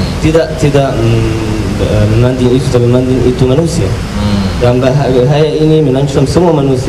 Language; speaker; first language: Indonesian; non-native, fluent; Arabic